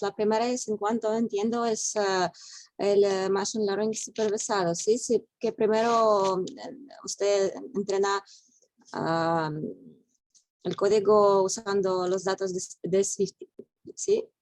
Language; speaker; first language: Spanish; non-native, fluent; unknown